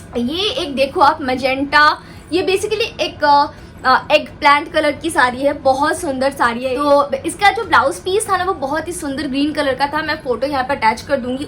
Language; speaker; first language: Hindi; non-native, local second language; Bangla